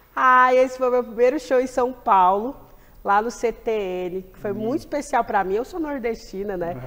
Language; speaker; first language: Portuguese; native; Portuguese